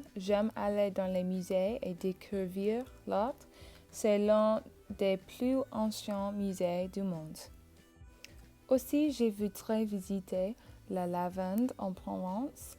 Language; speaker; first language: French; non-native, learner; English